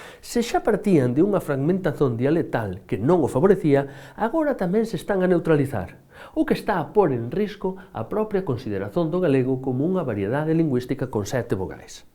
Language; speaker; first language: Galician; native; Galician